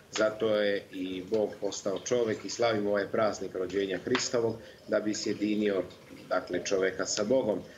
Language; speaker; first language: Serbian; native; Serbian